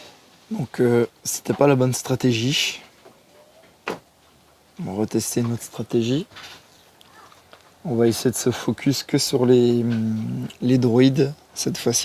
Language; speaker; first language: French; native; French